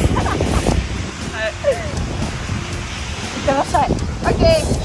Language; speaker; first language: Japanese; non-native, fluent; German